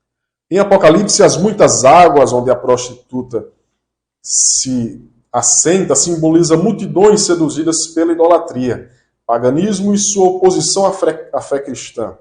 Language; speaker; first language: Portuguese; native; Portuguese